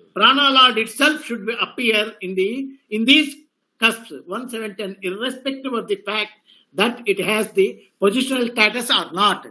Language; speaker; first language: English; non-native, local second language; Telugu